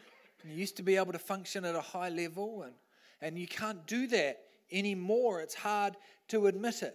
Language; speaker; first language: English; native; English